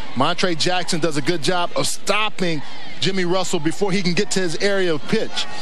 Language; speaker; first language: English; native; English